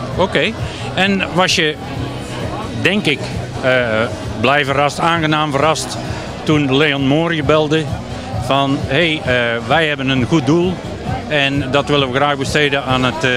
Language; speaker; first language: Dutch; native; Dutch